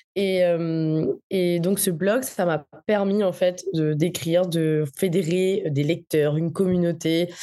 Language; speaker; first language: French; non-native, local second language; Morisyen